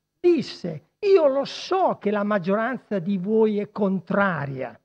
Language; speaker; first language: Italian; native; Italian